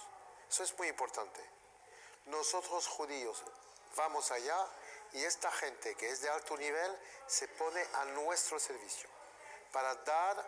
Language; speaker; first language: Spanish; non-native, fluent; French